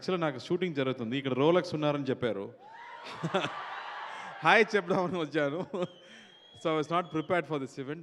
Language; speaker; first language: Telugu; non-native, local second language; Tamil